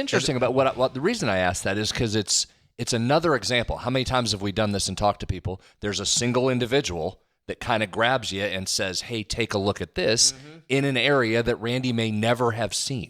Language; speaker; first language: English; native; English